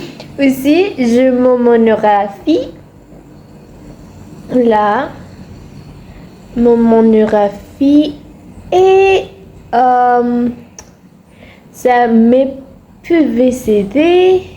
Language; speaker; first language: French; non-native, learner; Spanish